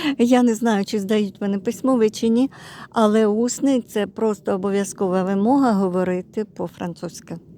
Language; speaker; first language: Ukrainian; non-native, local second language; Russian